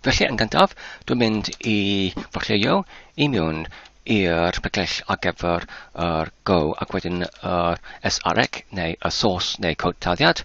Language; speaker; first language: Welsh; non-native, learner; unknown